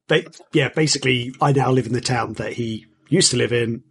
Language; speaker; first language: English; native; English